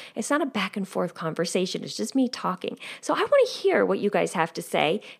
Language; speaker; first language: English; native; English